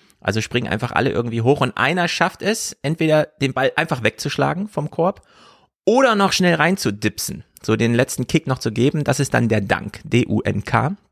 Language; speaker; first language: German; native; German